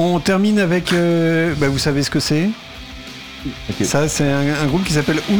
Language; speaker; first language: French; native; French